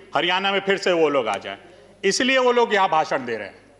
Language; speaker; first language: Hindi; native; Hindi